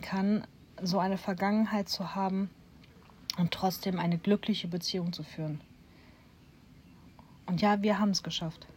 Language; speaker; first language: German; native; German